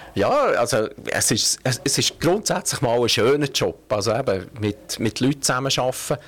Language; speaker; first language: German; native; German